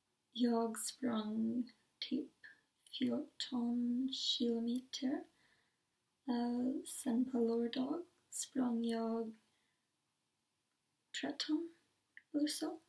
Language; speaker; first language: Swedish; non-native, learner; English